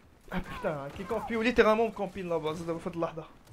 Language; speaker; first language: French; non-native, local second language; Arabic